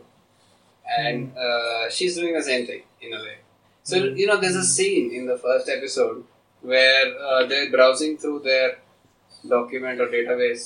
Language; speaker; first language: English; non-native, local second language; Hindi